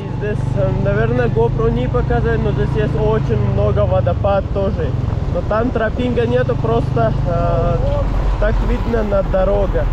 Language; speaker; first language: Russian; non-native, learner; Pashto